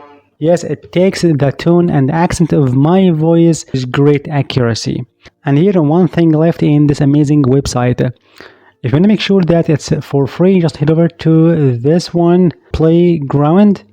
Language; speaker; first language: English; non-native, fluent; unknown